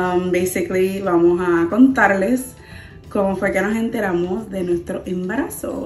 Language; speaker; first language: Spanish; early bilingual, heritage; Spanish